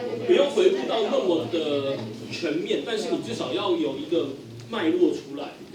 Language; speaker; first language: Chinese; native; Chinese